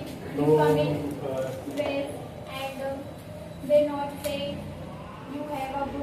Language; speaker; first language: English; non-native, learner; Hindi